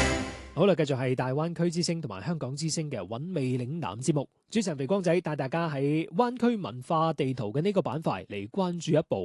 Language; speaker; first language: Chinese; non-native, local second language; Cantonese